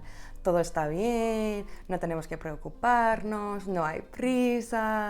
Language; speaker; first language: Spanish; non-native, fluent; English